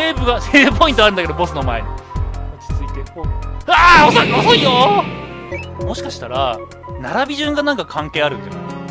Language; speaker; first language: Japanese; native; Japanese